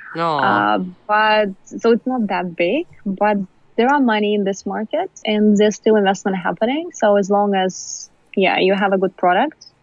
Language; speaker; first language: English; non-native, fluent; Ukrainian